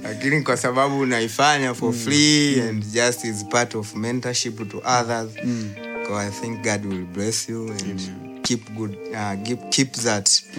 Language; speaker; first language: English; non-native, local second language; Swahili